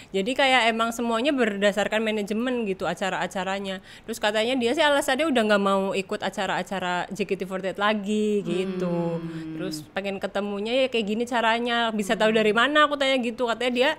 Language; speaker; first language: Indonesian; native; Indonesian